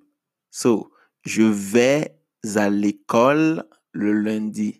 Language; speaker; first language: French; non-native, fluent; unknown